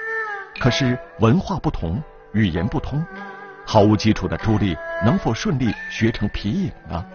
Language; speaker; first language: Chinese; native; Chinese